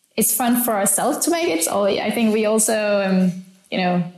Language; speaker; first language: English; non-native, fluent; Danish